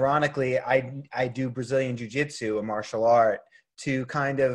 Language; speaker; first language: English; native; English